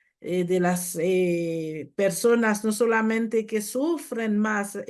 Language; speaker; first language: Spanish; non-native, fluent; Haitian Creole